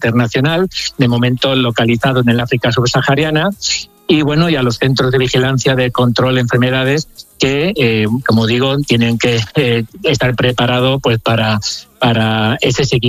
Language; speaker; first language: Spanish; native; Spanish